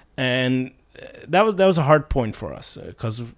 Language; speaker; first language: English; non-native, fluent; Russian